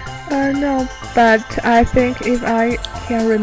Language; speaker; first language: English; non-native, learner; Chinese